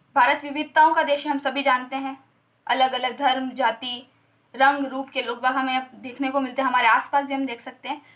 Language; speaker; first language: Hindi; native; Hindi